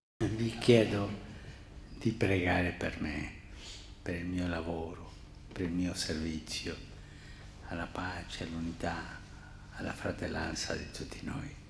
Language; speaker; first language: Italian; non-native, fluent; Spanish